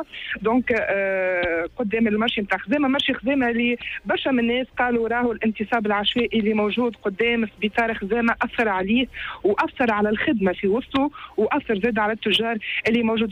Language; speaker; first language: Arabic; native; Arabic